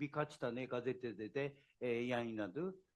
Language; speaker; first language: Turkish; non-native, learner; Japanese